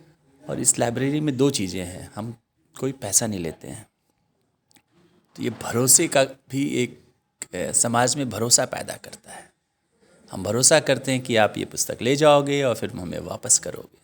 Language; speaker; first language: Hindi; native; Hindi